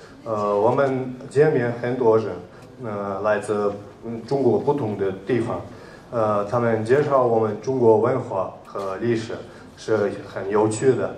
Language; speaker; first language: Chinese; non-native, learner; Georgian